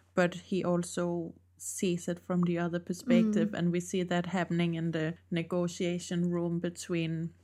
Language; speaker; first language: English; non-native, fluent; Danish